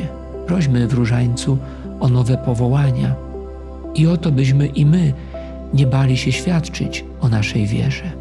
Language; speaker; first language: Polish; native; Polish